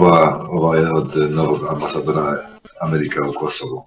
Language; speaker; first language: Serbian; non-native, local second language; Albanian